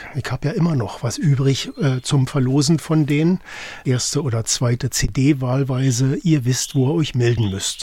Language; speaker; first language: German; native; German